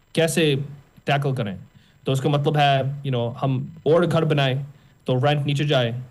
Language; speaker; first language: Urdu; native; Urdu